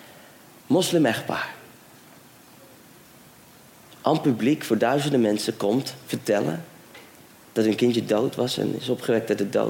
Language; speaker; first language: Dutch; native; Dutch